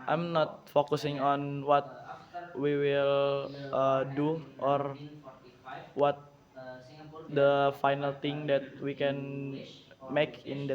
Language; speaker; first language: English; non-native, learner; Indonesian